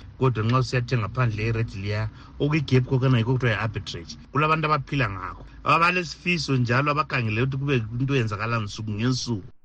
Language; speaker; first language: Zulu; native; Zulu